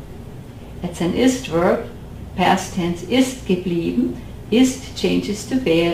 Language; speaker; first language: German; non-native, fluent; English